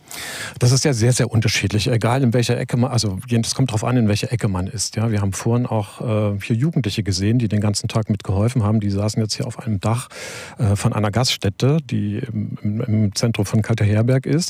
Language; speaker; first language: German; native; German